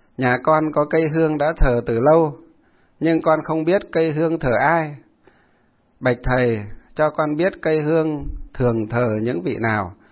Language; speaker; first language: Vietnamese; non-native, local second language; Muong